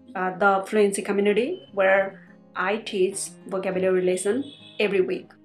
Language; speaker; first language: English; non-native, fluent; Nepali